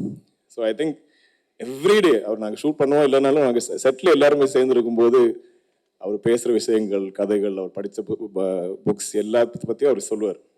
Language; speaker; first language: Tamil; non-native, local second language; Malayalam